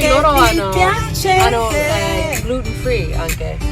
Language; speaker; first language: Italian; non-native, learner; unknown